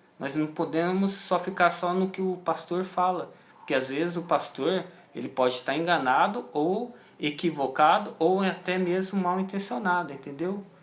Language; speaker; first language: Portuguese; native; Portuguese